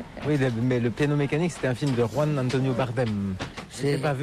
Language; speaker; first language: French; native; French